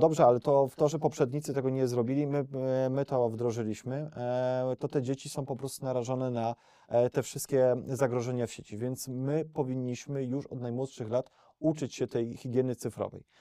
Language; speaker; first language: Polish; native; Polish